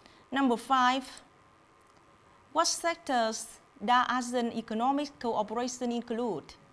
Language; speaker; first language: English; non-native, fluent; Vietnamese